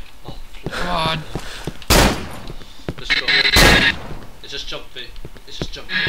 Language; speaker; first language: English; native; English